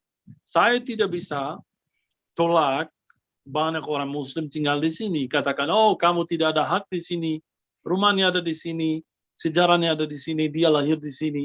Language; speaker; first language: Indonesian; non-native, fluent; Arabic